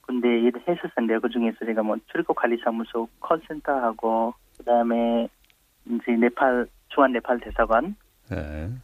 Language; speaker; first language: Korean; non-native, fluent; Nepali